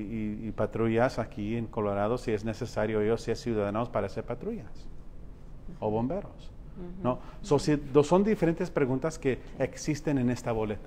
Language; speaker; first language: Spanish; early bilingual, heritage; Spanish